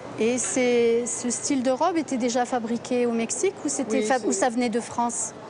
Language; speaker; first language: French; native; French